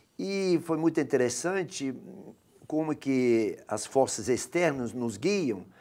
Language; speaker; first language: Portuguese; non-native, fluent; Dutch